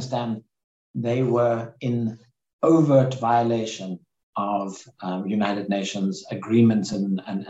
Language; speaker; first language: English; native; English